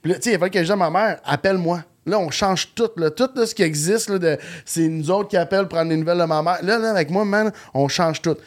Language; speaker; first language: French; native; French